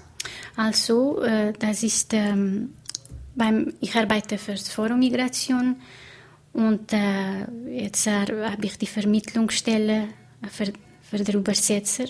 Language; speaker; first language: German; non-native, fluent; Portuguese